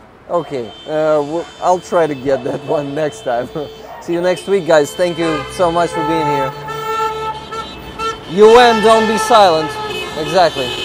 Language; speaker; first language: English; non-native, fluent; Ukrainian